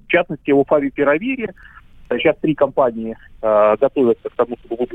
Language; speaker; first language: Russian; native; Russian